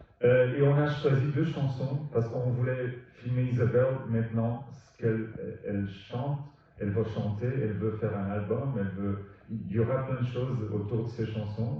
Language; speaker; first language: French; non-native, fluent; Portuguese